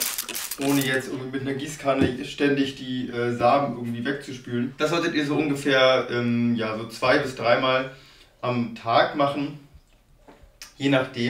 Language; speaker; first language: German; native; German